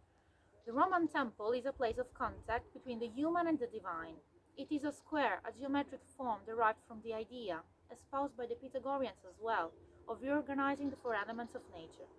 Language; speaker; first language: English; non-native, fluent; Italian